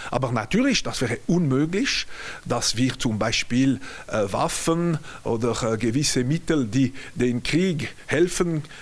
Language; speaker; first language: German; non-native, local second language; French